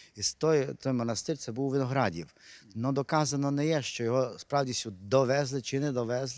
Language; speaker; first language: Ukrainian; non-native, local second language; Hungarian